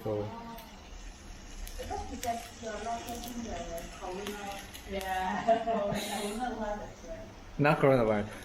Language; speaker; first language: English; non-native, learner; Korean